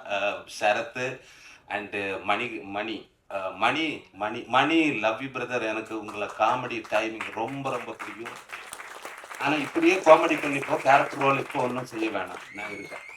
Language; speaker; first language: Tamil; non-native, learner; Malayalam